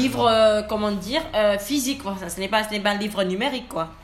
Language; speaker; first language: French; non-native, learner; Indonesian